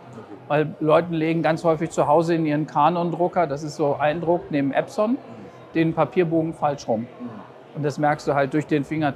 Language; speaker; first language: German; native; German